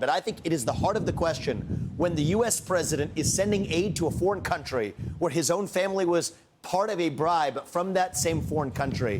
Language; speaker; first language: English; native; English